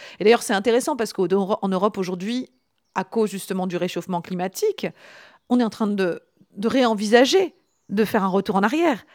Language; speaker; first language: French; native; French